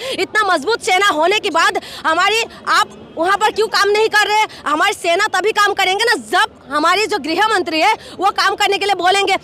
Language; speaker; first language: Hindi; non-native, local second language; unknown